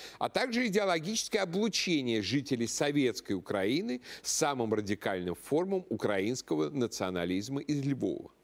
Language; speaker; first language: Russian; native; Russian